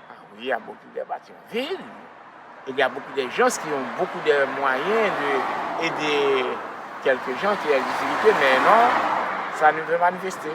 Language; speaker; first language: French; non-native, local second language; Haitian Creole